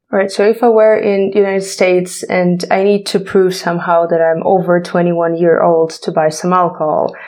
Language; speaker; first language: English; non-native, fluent; Ukrainian